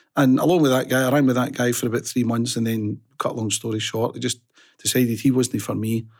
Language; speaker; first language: English; native; English